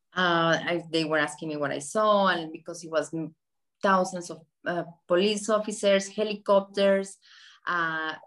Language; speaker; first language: English; non-native, fluent; Spanish